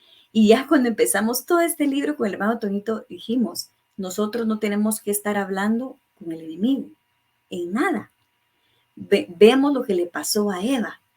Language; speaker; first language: Spanish; native; Spanish